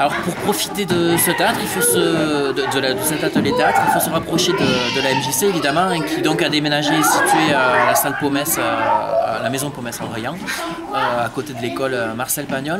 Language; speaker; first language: French; native; French